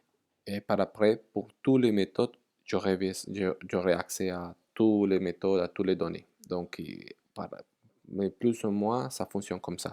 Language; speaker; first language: French; non-native, fluent; Spanish